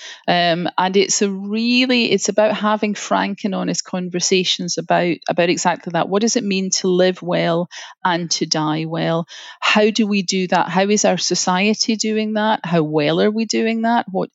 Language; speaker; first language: English; native; English